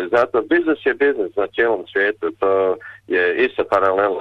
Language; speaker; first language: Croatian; early bilingual, heritage; Croatian